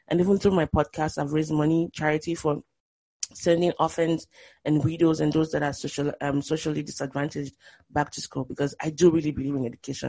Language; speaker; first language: English; non-native, local second language; Yoruba